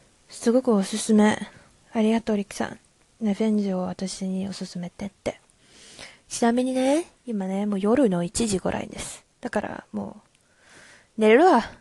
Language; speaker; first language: Japanese; non-native, learner; Chinese